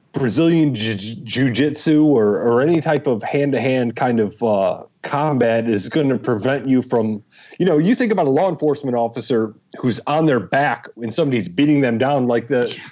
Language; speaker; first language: English; native; English